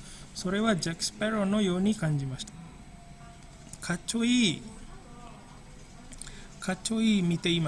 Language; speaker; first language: Japanese; non-native, fluent; Indonesian